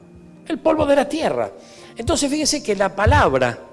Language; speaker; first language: Spanish; native; Spanish